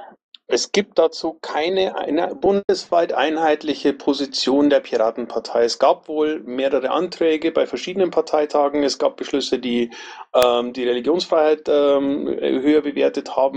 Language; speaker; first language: German; native; German